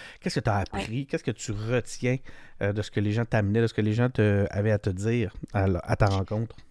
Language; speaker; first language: French; native; French